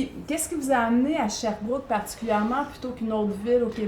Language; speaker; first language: French; native; French